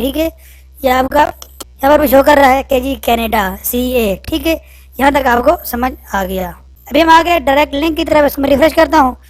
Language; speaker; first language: Urdu; non-native, local second language; Punjabi